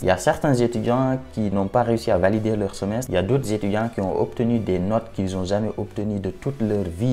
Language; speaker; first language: French; non-native, local second language; Wolof